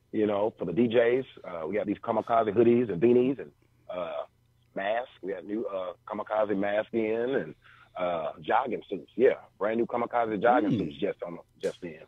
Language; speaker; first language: English; native; English